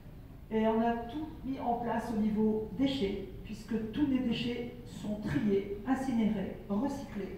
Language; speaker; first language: French; native; French